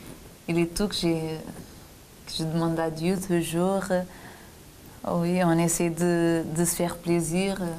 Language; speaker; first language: French; non-native, fluent; Portuguese